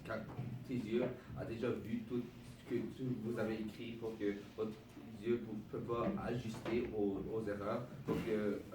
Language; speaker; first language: French; non-native, local second language; English